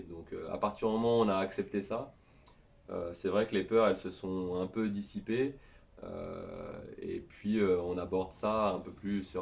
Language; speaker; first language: French; native; French